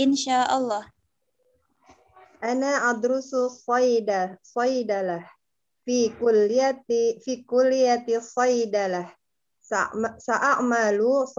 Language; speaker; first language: Arabic; non-native, learner; Indonesian